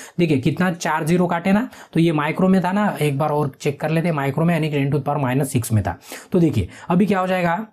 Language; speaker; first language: Hindi; non-native, local second language; Marathi